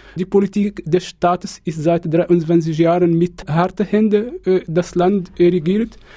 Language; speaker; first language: German; non-native, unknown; Arabic